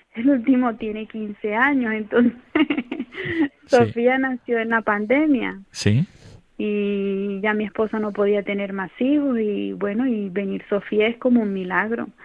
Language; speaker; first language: Spanish; native; Spanish